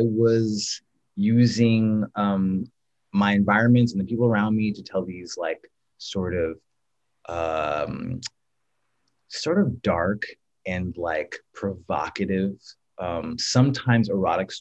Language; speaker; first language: English; native; English